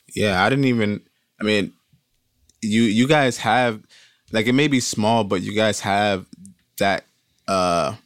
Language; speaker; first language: English; native; English